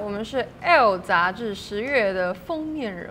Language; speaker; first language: Chinese; native; Chinese